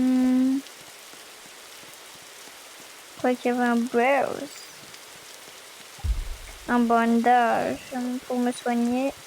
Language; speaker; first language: French; native; French